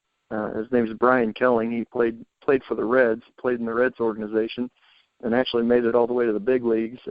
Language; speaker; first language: English; native; English